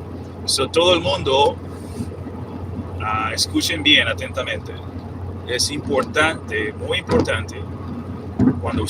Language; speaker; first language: Spanish; early bilingual, heritage; Spanish